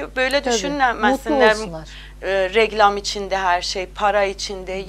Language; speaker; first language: Turkish; non-native, learner; Azerbaijani